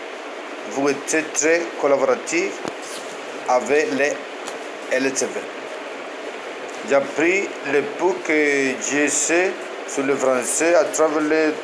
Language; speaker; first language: French; non-native, learner; Spanish